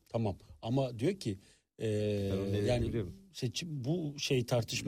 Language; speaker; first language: Turkish; native; Turkish